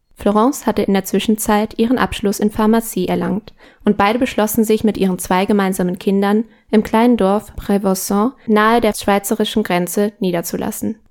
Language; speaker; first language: German; non-native, fluent; Spanish